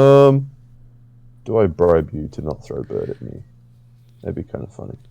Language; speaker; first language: English; native; English